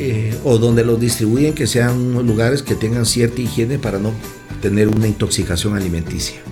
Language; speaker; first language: Spanish; native; Spanish